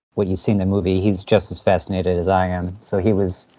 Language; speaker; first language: English; native; English